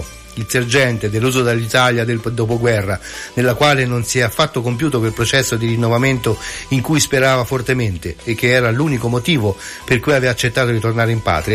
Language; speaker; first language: Italian; native; Italian